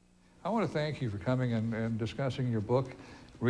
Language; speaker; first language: English; native; English